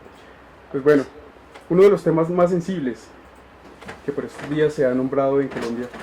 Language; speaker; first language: Spanish; native; Spanish